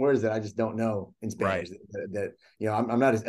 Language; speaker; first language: English; early bilingual, other home language; Spanish